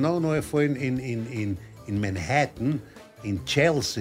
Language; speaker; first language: Portuguese; non-native, learner; German